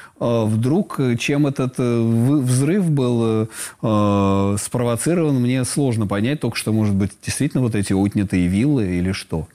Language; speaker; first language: Russian; native; Russian